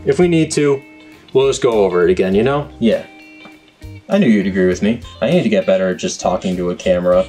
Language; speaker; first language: English; native; English